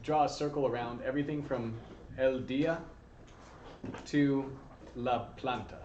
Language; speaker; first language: Spanish; non-native, fluent; English